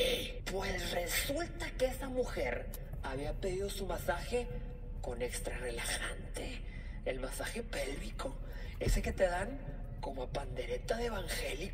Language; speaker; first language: Spanish; native; Spanish